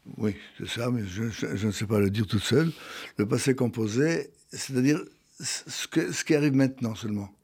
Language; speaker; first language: French; non-native, fluent; Hebrew